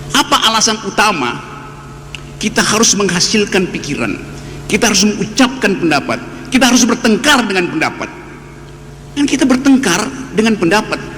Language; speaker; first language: Indonesian; native; Indonesian